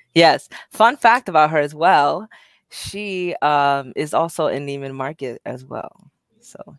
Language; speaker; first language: English; native; English